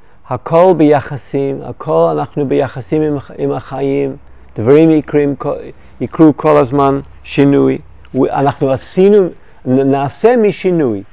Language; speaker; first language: Hebrew; non-native, fluent; English